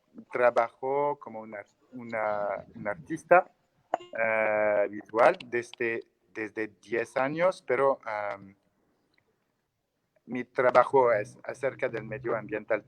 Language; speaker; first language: Spanish; non-native, learner; French